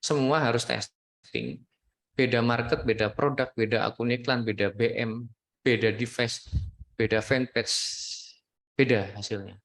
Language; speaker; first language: Indonesian; native; Indonesian